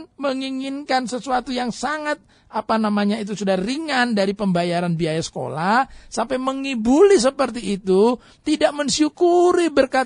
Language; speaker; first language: Indonesian; native; Indonesian